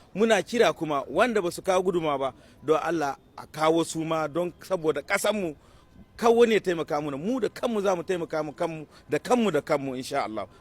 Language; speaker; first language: Hausa; native; Hausa